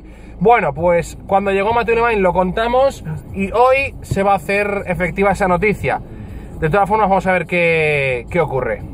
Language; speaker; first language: Spanish; native; Spanish